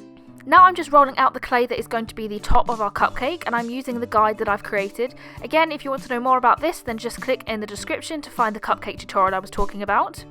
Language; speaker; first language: English; native; English